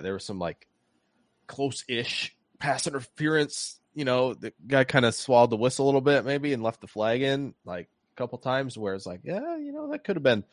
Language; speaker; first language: English; native; English